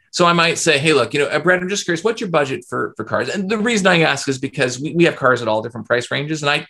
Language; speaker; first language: English; native; English